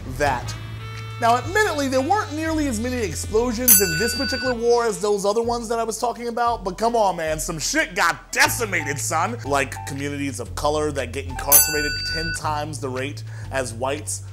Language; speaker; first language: English; native; English